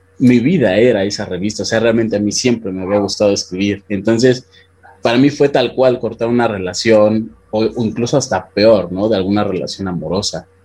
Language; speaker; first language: Spanish; native; Spanish